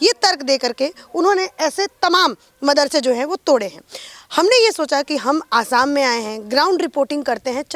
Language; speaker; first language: Hindi; native; Hindi